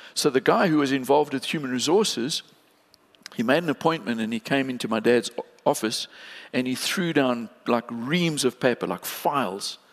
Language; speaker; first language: English; native; English